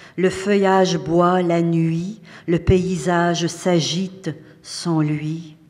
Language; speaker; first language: French; native; French